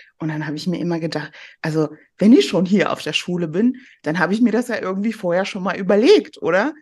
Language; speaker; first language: German; early bilingual, other home language; Persian